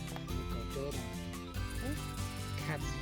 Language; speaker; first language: Japanese; non-native, learner; English